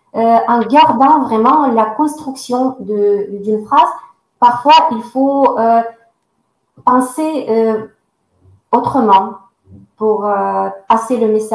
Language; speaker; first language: French; non-native, fluent; Russian